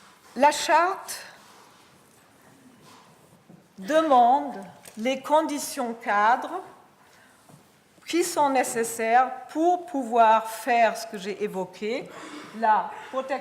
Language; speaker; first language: French; non-native, fluent; German